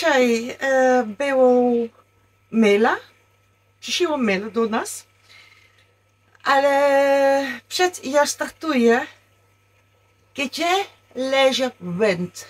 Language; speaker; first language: Polish; non-native, learner; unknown